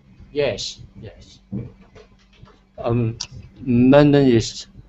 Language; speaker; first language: English; non-native, learner; Cantonese